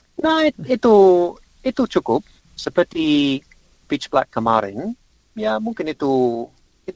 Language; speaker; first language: Indonesian; non-native, learner; English